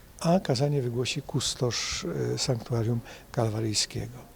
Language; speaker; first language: Polish; native; Polish